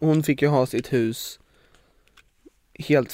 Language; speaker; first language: Swedish; native; Swedish